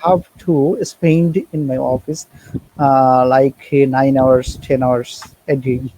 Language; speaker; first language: English; non-native, learner; Bangla